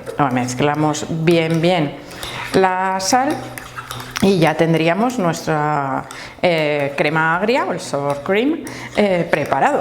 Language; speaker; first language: Spanish; native; Spanish